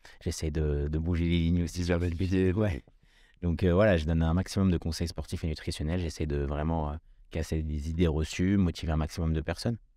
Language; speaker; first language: French; early bilingual, other home language; Kabyle